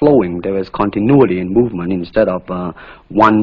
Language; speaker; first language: English; non-native, local second language; Cantonese